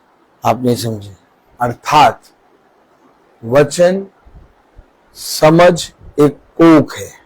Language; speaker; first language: Hindi; native; Hindi